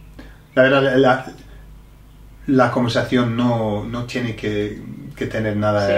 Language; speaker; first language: Spanish; non-native, fluent; English